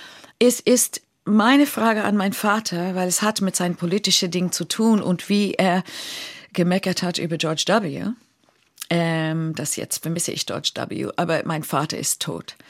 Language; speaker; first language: German; non-native, fluent; English